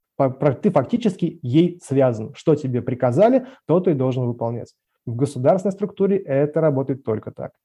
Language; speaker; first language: Russian; native; Russian